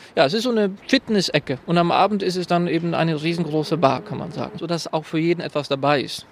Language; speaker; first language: German; native; German